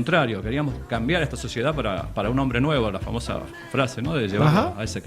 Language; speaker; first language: Spanish; native; Spanish